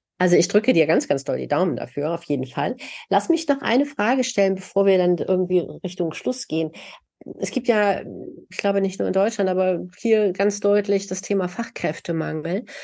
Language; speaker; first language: German; native; German